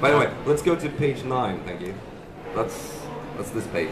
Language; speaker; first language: English; non-native, fluent; Swedish